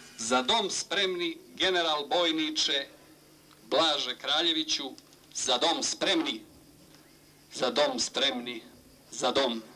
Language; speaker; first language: Bosnian; native; Bosnian